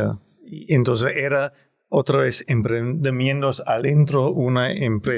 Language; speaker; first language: Spanish; non-native, fluent; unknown